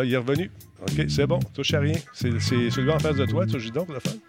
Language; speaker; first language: French; native; French